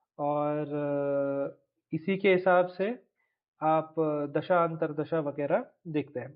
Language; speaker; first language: Hindi; non-native, local second language; Tulu